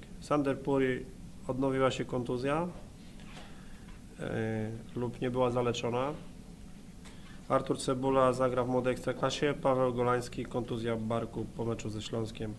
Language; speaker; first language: Polish; native; Polish